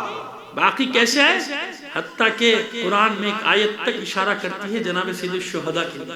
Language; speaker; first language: Urdu; native; Urdu